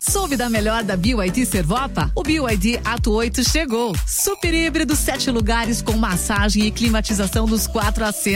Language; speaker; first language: Portuguese; native; Portuguese